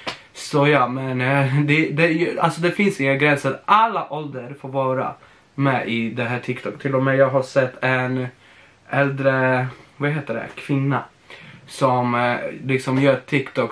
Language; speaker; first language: Swedish; non-native, fluent; Polish